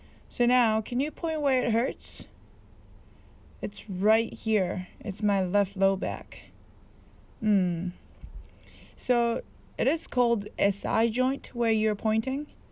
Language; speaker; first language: English; non-native, fluent; Japanese